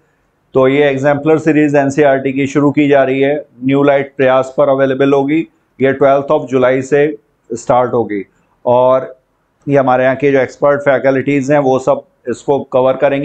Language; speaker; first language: Hindi; native; Hindi